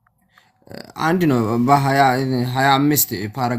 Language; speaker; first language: Amharic; non-native, local second language; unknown